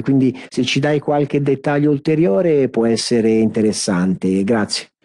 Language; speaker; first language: Italian; native; Italian